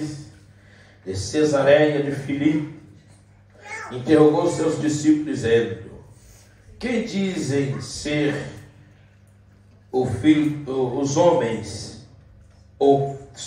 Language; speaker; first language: Portuguese; native; Portuguese